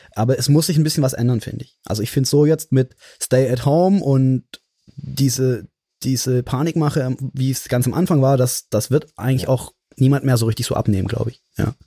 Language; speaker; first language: German; native; German